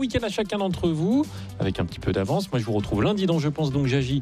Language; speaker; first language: French; native; French